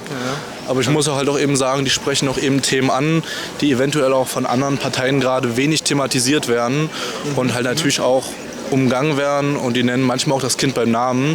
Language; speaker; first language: German; native; German